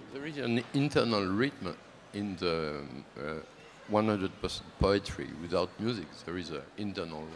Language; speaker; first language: English; non-native, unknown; French